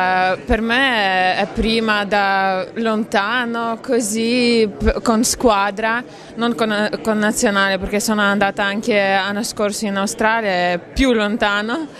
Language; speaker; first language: Italian; non-native, learner; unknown